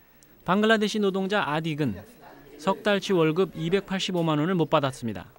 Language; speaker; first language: Korean; native; Korean